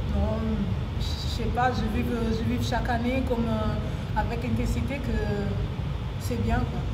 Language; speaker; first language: French; non-native, learner; Portuguese